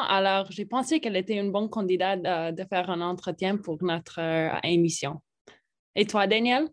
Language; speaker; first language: French; non-native, fluent; English